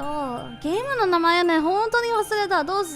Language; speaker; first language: Japanese; non-native, learner; English